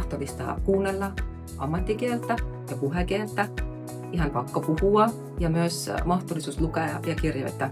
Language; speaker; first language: Finnish; non-native, fluent; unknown